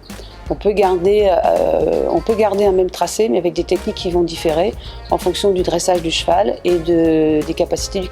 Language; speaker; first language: French; native; French